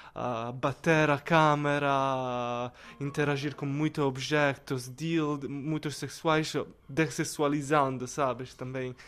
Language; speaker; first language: Portuguese; non-native, learner; Italian